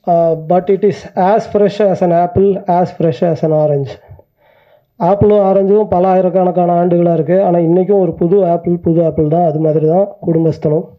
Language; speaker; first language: Tamil; native; Tamil